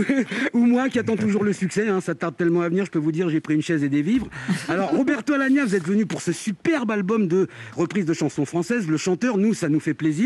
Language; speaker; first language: French; native; French